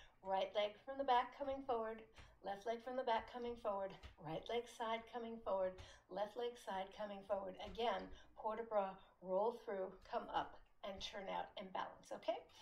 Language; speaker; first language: English; native; English